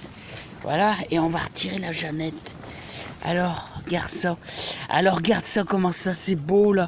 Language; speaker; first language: French; native; French